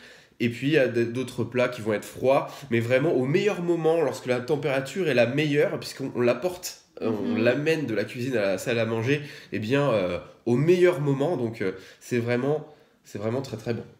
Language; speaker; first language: French; native; French